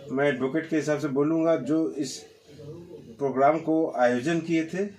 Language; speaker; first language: Hindi; non-native, local second language; Bangla